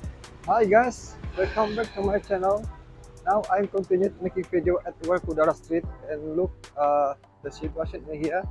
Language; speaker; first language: English; non-native, learner; Indonesian